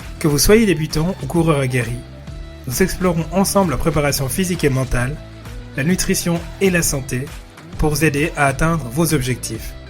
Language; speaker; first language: French; native; French